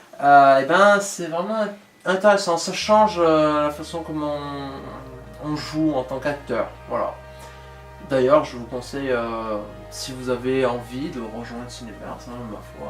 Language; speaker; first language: French; native; French